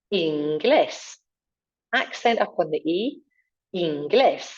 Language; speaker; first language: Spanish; non-native, fluent; English